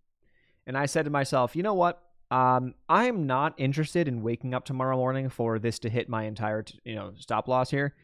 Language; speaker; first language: English; native; English